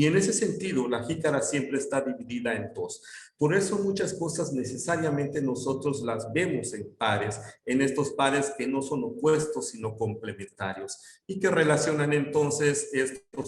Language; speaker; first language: Spanish; non-native, local second language; Yucateco